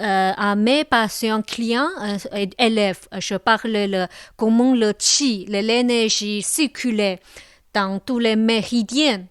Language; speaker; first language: French; non-native, local second language; Chinese